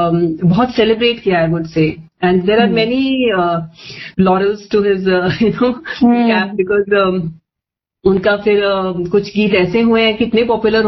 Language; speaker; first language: Hindi; native; Hindi